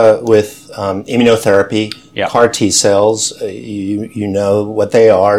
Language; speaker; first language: English; native; English